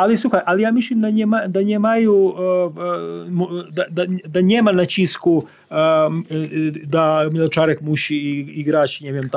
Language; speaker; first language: Polish; non-native, learner; Serbian